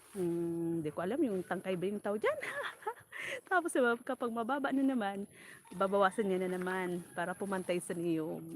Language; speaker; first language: Filipino; non-native, local second language; Bikol